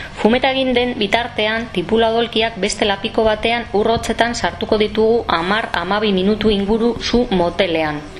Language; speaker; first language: Basque; non-native, local second language; Spanish